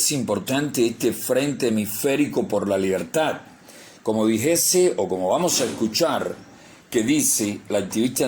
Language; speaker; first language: Spanish; native; Spanish